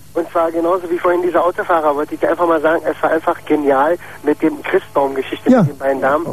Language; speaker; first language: German; early bilingual, other home language; Arabic